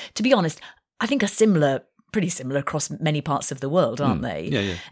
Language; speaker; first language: English; native; English